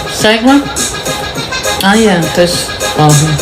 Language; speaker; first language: German; non-native, learner; Indonesian